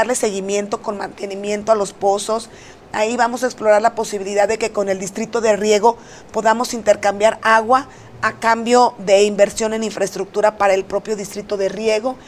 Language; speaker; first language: Spanish; native; Spanish